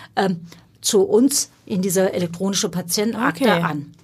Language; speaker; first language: German; non-native, fluent; Turkish